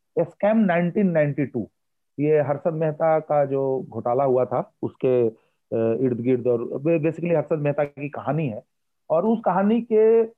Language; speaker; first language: Hindi; native; Hindi